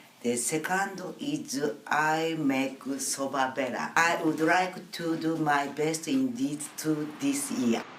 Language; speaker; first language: English; non-native, learner; Japanese